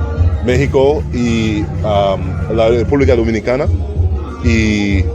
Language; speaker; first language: Spanish; non-native, learner; English